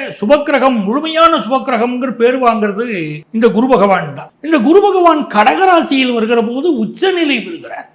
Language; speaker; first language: Tamil; native; Tamil